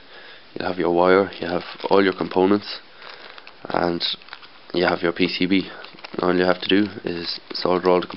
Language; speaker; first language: English; native; English